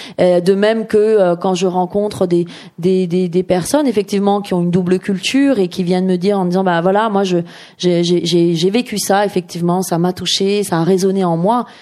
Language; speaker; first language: French; early bilingual, other home language; Persian